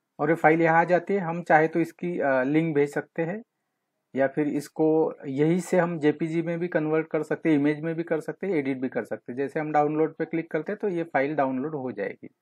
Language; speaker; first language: Hindi; non-native, local second language; Marathi